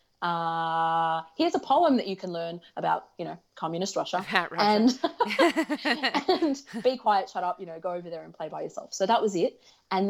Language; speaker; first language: English; early bilingual, other home language; Russian